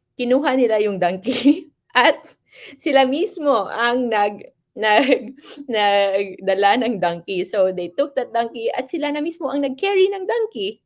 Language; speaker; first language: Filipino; non-native, local second language; Hiligaynon